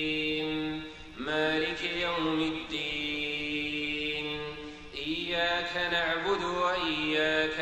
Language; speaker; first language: Arabic; native; Arabic